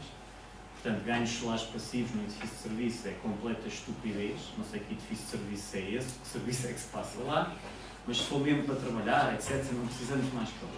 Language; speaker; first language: Portuguese; native; Portuguese